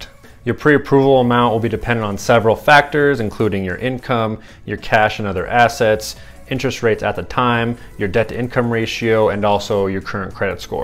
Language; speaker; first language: English; native; English